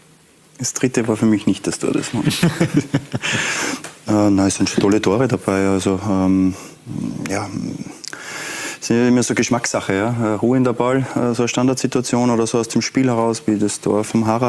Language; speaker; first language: German; native; German